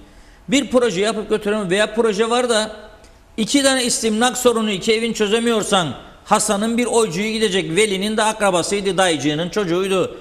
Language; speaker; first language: Turkish; native; Turkish